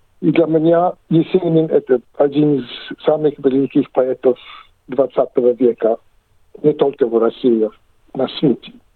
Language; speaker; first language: Russian; non-native, fluent; English